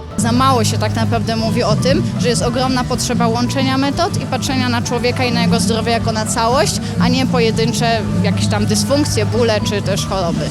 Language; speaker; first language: Polish; native; Polish